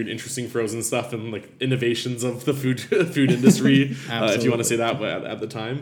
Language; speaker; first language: English; native; English